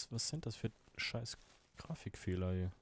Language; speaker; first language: German; native; German